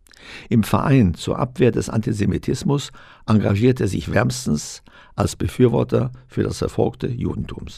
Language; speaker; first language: German; native; German